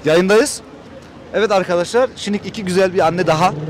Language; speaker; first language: Turkish; early bilingual, heritage; Turkish